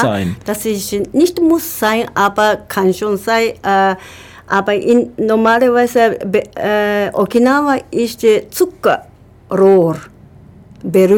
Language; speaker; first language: German; non-native, learner; Japanese